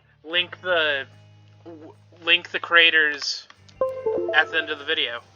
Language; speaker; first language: English; native; English